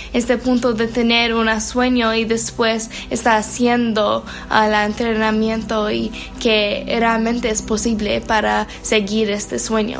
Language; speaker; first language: Spanish; non-native, learner; English